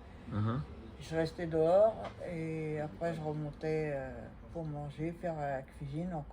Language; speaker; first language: French; native; French